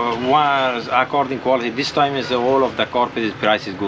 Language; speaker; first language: English; non-native, learner; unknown